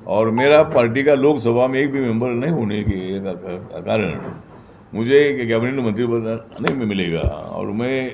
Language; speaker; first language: Hindi; non-native, local second language; Marathi